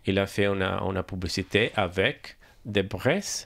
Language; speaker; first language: French; non-native, learner; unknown